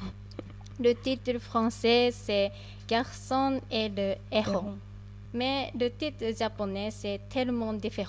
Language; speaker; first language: French; non-native, fluent; Japanese